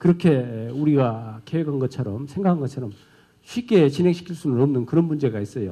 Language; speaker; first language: Korean; native; Korean